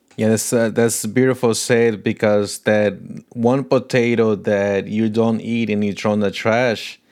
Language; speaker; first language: English; non-native, fluent; Portuguese